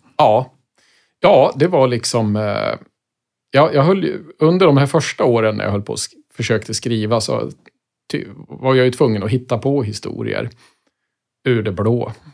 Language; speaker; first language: Swedish; native; Swedish